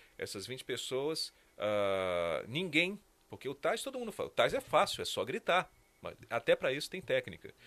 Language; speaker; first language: Portuguese; native; Portuguese